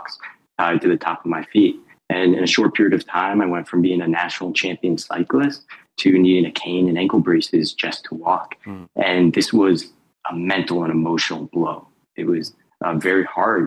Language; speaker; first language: English; native; English